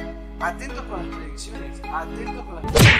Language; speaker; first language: Spanish; native; Spanish